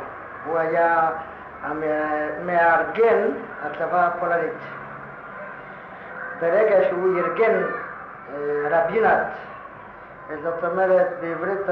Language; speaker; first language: Hebrew; non-native, fluent; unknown